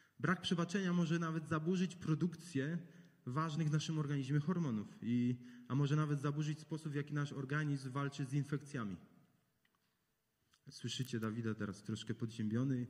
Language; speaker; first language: Polish; native; Polish